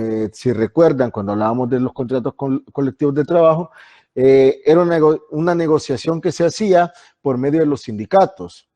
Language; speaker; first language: Spanish; native; Spanish